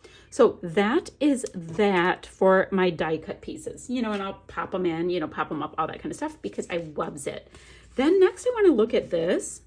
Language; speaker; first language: English; native; English